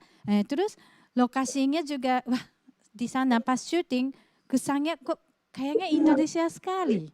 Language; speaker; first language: Indonesian; non-native, fluent; Japanese